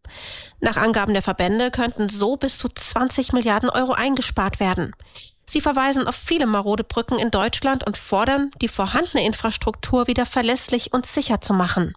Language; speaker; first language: German; native; German